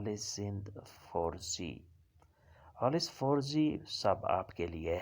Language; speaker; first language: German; non-native, learner; Urdu